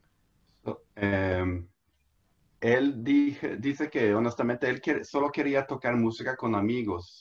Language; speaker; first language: Spanish; non-native, fluent; Swedish